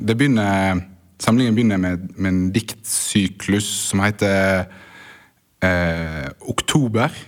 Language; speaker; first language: Norwegian; native; Norwegian